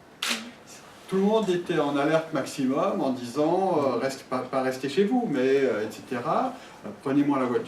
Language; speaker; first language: French; native; French